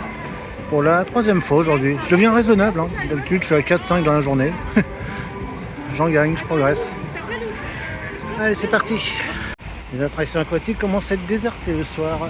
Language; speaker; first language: French; native; French